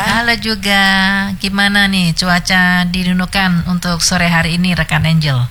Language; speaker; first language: Indonesian; native; Indonesian